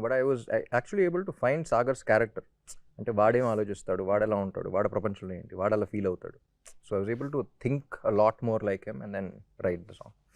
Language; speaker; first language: Telugu; native; Telugu